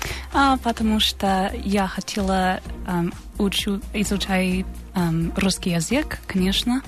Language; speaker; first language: Russian; non-native, learner; English